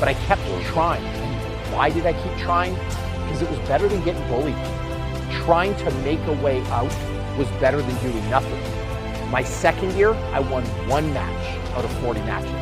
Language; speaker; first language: English; native; English